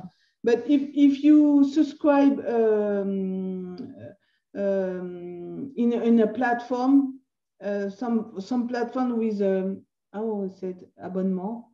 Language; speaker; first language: English; non-native, learner; French